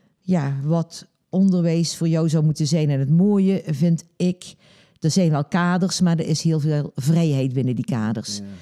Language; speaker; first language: Dutch; native; Dutch